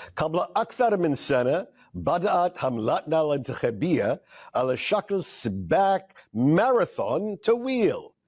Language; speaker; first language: Arabic; non-native, fluent; English